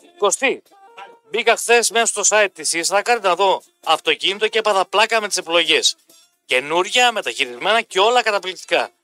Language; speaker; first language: Greek; native; Greek